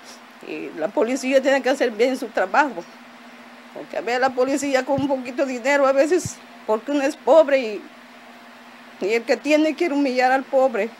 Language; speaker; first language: Spanish; native; Spanish